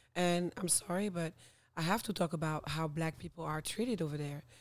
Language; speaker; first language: English; non-native, fluent; French